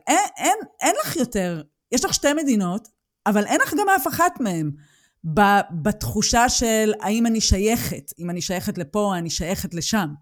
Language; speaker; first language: Hebrew; native; Hebrew